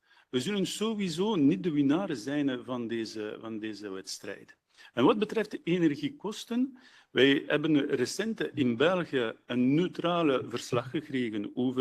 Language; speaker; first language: Dutch; non-native, local second language; French